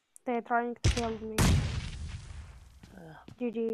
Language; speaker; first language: English; non-native, learner; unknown